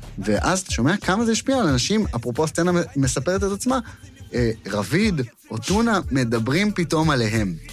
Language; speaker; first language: Hebrew; native; Hebrew